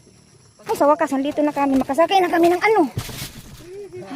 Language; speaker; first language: Filipino; non-native, local second language; Cebuano